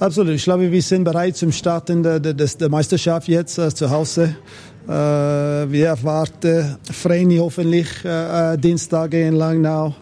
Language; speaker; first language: German; non-native, fluent; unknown